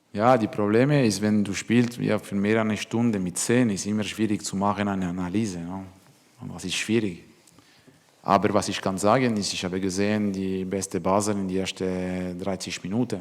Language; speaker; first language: German; non-native, learner; French